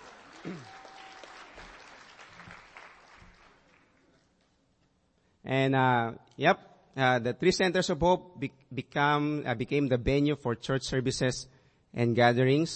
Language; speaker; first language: English; non-native, local second language; Aklanon